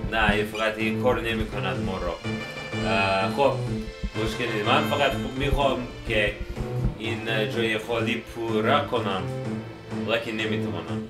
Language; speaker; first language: Persian; non-native, learner; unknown